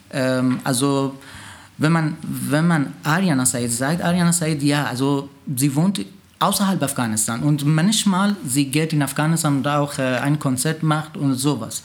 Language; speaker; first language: German; non-native, learner; Persian